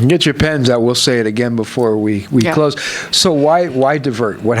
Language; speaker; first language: English; native; English